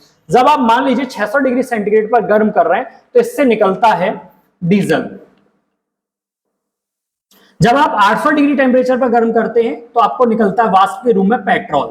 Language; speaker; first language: Hindi; native; Hindi